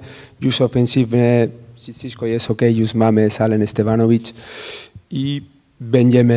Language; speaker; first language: Polish; non-native, learner; Spanish